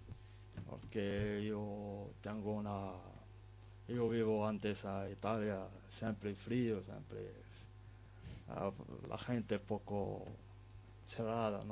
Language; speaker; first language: Spanish; non-native, learner; Arabic